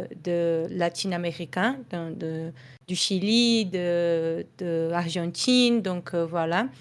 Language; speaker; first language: French; non-native, fluent; Portuguese